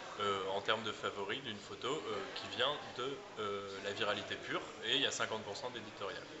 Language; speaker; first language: French; native; French